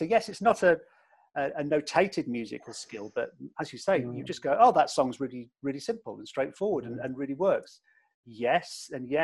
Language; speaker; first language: English; native; English